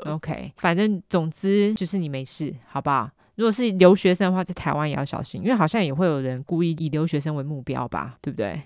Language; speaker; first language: Chinese; native; Chinese